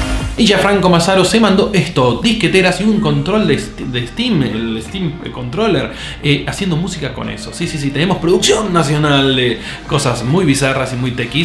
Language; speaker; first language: Spanish; native; Spanish